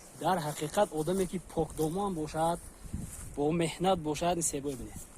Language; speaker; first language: Tajik; native; Tajik